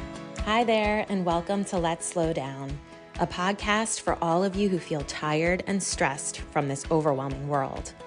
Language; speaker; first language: English; native; English